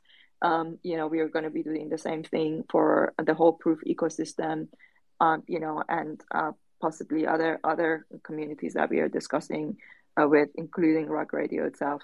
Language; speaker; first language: English; non-native, fluent; Persian